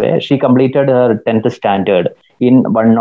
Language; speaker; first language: English; non-native, local second language; Malayalam